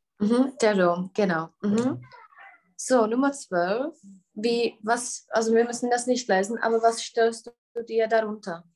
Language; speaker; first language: German; non-native, fluent; Czech